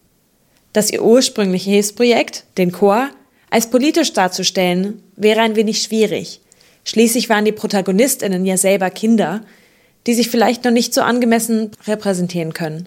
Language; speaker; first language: German; native; German